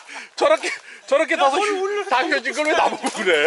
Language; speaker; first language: Korean; native; Korean